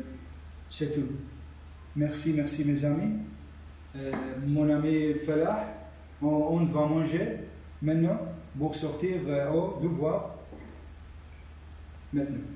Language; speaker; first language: French; non-native, learner; Arabic